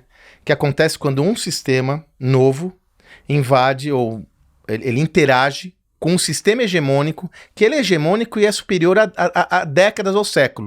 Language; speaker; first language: Portuguese; native; Portuguese